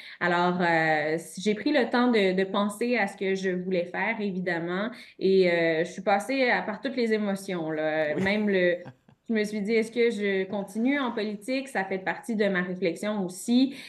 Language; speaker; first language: French; native; French